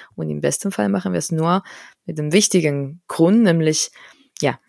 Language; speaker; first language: German; non-native, fluent; Spanish